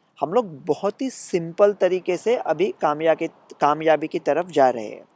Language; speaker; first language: Hindi; non-native, local second language; Marathi